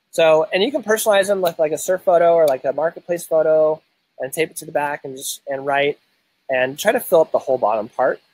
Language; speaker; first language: English; native; English